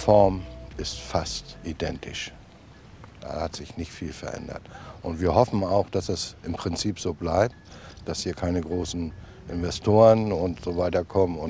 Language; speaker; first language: German; native; German